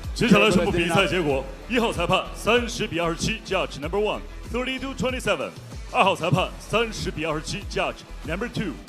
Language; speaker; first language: Chinese; native; Chinese